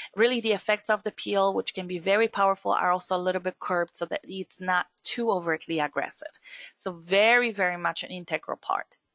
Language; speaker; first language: English; non-native, fluent; Polish